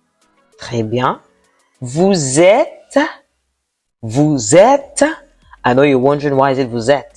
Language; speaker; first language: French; non-native, fluent; Yoruba